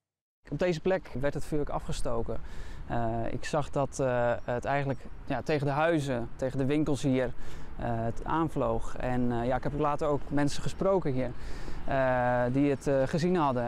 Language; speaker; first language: Dutch; native; Dutch